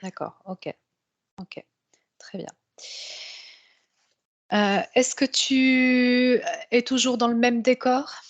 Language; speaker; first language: French; native; French